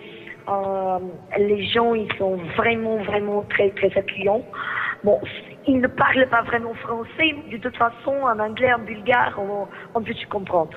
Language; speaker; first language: French; non-native, fluent; Greek